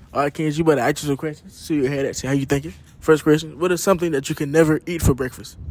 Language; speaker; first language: English; native; English